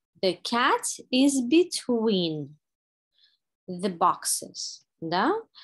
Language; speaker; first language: English; non-native, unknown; Ukrainian